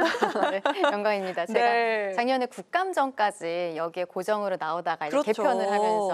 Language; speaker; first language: Korean; native; Korean